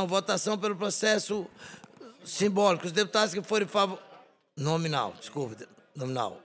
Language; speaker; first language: Portuguese; native; Portuguese